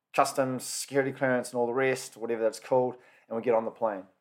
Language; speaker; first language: English; native; English